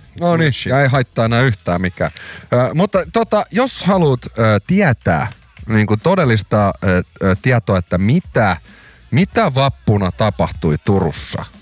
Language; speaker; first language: Finnish; native; Finnish